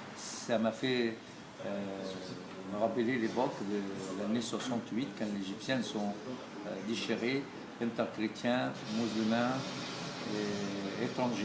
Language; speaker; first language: French; non-native, learner; Arabic